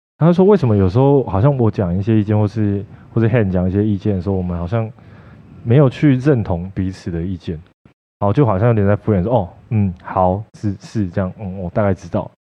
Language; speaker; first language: Chinese; native; Chinese